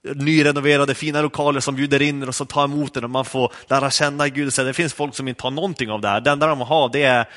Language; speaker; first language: Swedish; native; Swedish